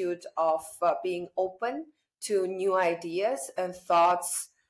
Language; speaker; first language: English; non-native, fluent; Chinese